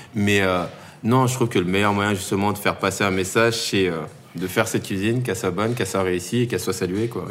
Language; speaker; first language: French; native; French